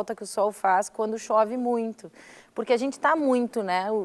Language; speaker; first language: Portuguese; native; Portuguese